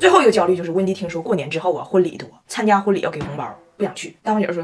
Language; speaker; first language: Chinese; native; Chinese